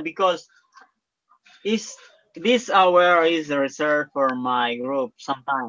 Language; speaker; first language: English; non-native, learner; Spanish